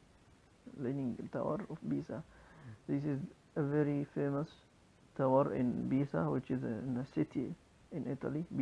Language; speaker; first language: English; non-native, local second language; Arabic